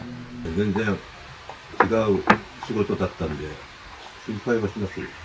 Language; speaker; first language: Japanese; native; Japanese